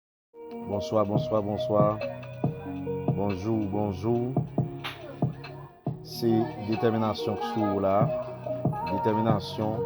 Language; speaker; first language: French; non-native, learner; Haitian Creole